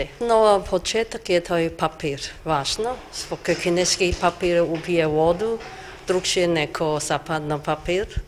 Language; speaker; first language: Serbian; non-native, learner; Chinese